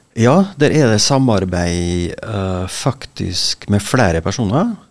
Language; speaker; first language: Norwegian; native; Norwegian